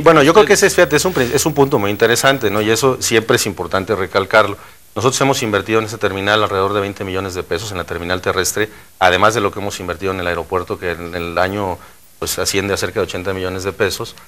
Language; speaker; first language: Spanish; native; Spanish